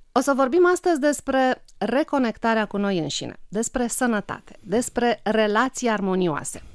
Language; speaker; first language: Romanian; native; Romanian